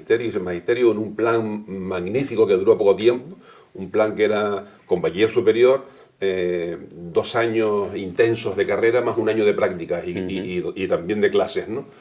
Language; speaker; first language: Spanish; native; Spanish